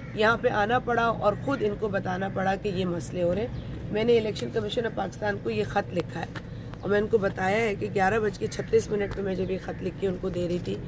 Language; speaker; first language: Urdu; non-native, local second language; Sindhi